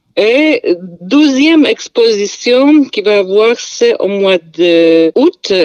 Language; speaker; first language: French; non-native, fluent; Polish